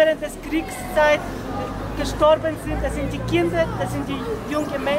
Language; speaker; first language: German; non-native, learner; Ukrainian